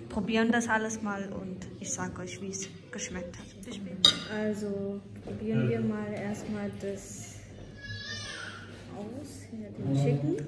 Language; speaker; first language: German; early bilingual, other home language; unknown